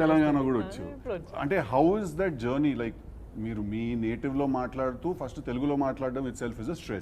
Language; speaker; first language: Telugu; native; Telugu